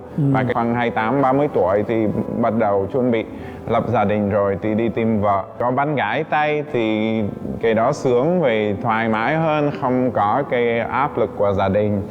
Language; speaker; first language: Vietnamese; non-native, fluent; Czech